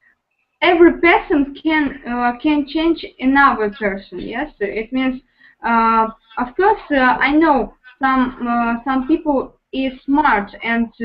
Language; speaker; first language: English; non-native, learner; Russian